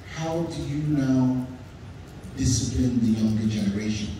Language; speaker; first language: English; native; English